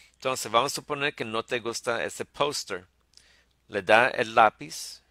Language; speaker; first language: Spanish; early bilingual, heritage; Spanish